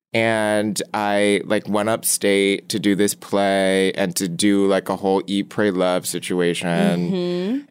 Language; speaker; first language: English; early bilingual, other home language; Korean